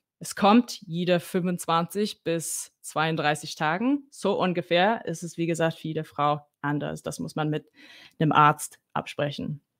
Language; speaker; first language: German; non-native, fluent; English